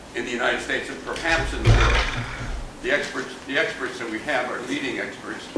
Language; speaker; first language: English; native; English